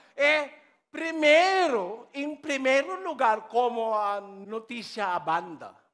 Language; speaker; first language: Portuguese; non-native, learner; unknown